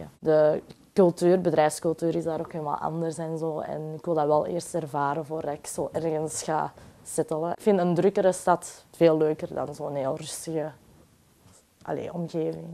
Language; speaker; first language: Dutch; early bilingual, other home language; Cantonese